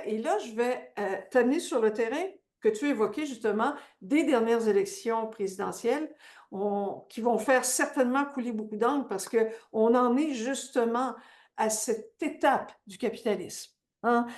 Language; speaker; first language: French; native; French